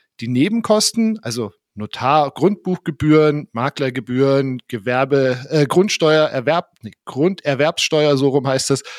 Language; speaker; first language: German; native; German